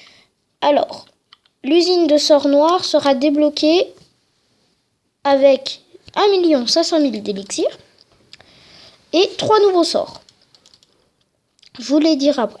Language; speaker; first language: French; native; French